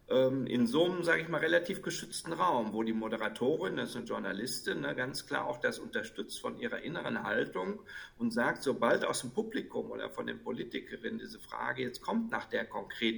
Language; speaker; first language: German; native; German